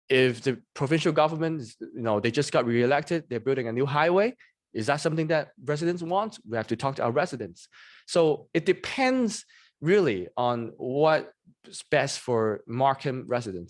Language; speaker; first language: English; non-native, local second language; Cantonese